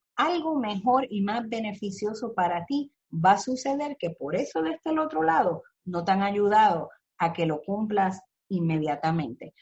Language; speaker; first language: Spanish; native; Spanish